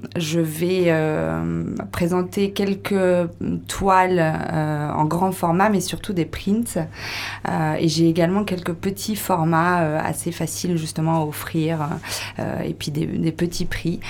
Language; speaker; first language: French; native; French